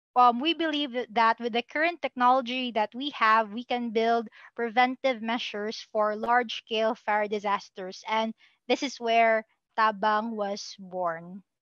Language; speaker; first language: English; non-native, local second language; Cebuano